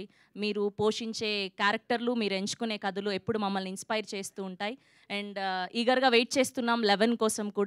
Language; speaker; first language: Telugu; native; Telugu